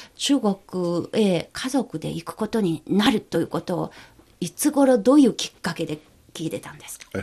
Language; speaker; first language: Japanese; non-native, fluent; Chinese